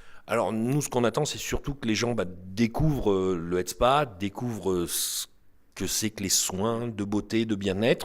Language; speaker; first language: French; native; French